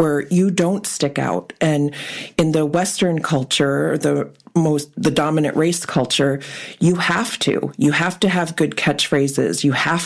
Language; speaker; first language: English; early bilingual, other home language; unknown